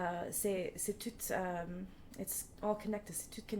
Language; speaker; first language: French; non-native, learner; English